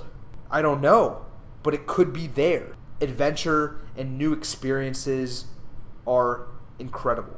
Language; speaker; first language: English; native; English